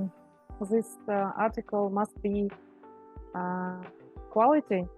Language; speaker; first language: English; non-native, learner; Russian